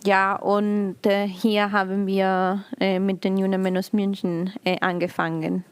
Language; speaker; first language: German; non-native, learner; Spanish